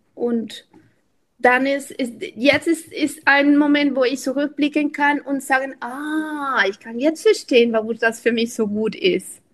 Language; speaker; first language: German; non-native, fluent; Spanish